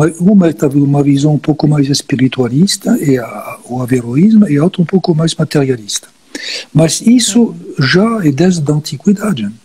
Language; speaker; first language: Portuguese; non-native, fluent; French